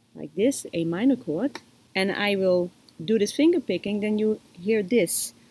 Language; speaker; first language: English; non-native, fluent; Dutch